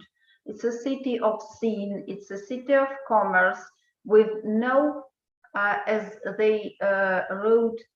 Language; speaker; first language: English; non-native, fluent; Ukrainian